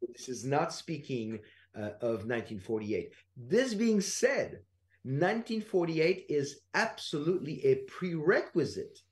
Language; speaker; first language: English; non-native, fluent; French